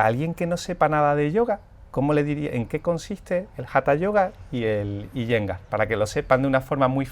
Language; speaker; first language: Spanish; native; Spanish